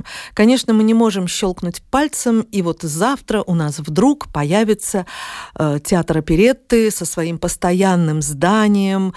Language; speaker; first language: Russian; native; Russian